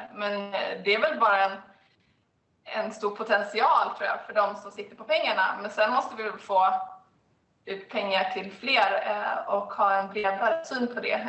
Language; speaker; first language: Swedish; native; Swedish